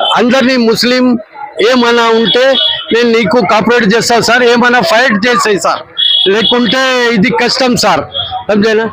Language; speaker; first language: Telugu; non-native, local second language; Urdu